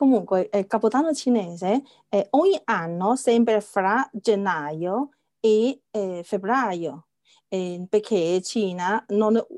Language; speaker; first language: Italian; non-native, learner; Chinese